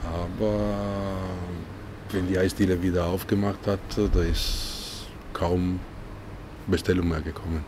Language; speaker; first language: German; non-native, learner; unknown